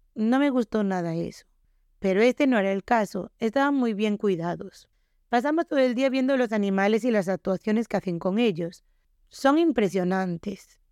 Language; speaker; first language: Spanish; native; Spanish